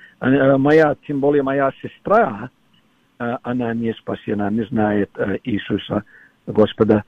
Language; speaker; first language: Russian; non-native, fluent; English